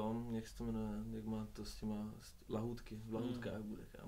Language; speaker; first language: Czech; native; Czech